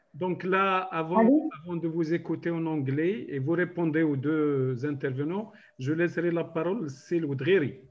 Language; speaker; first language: French; non-native, local second language; Arabic